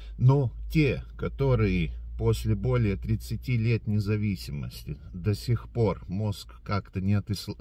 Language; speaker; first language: Russian; non-native, local second language; Latvian